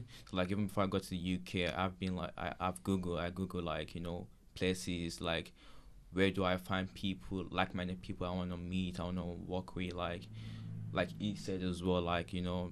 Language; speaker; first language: English; non-native, local second language; Yoruba